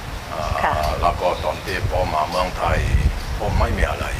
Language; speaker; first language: Thai; non-native, fluent; Indonesian